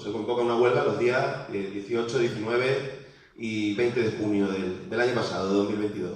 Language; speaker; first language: Spanish; native; Spanish